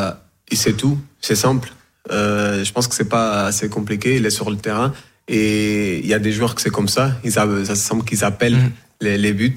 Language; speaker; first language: French; non-native, fluent; Portuguese